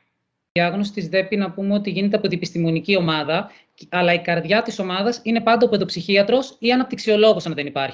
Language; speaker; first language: Greek; native; Greek